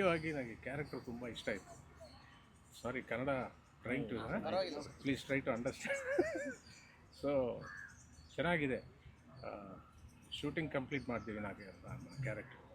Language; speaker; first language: Kannada; non-native, learner; Telugu